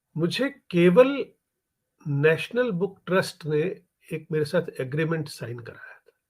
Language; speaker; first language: Hindi; native; Hindi